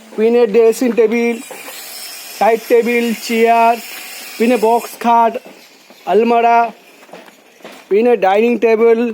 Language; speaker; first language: Malayalam; non-native, learner; Bangla